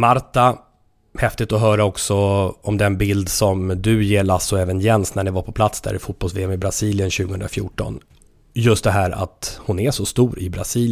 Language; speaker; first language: Swedish; native; Swedish